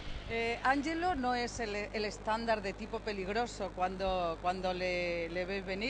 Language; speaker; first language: Spanish; native; Spanish